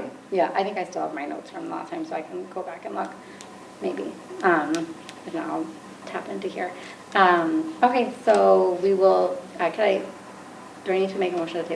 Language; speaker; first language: English; native; English